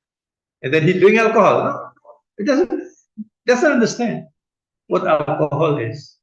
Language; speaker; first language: English; non-native, fluent; Indonesian